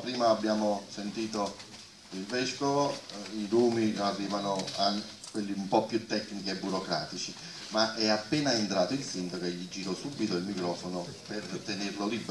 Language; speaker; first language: Italian; native; Italian